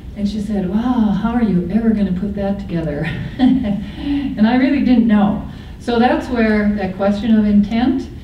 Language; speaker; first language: English; native; English